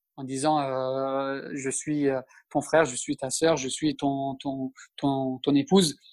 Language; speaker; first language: French; early bilingual, other home language; Turkish